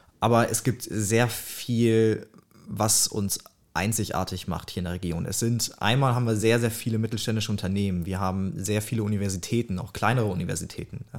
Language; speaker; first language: German; early bilingual, other home language; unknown